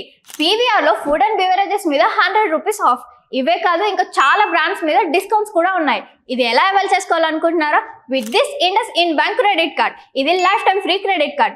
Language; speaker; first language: Telugu; native; Telugu